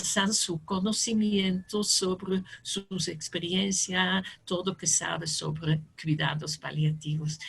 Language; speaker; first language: Spanish; non-native, fluent; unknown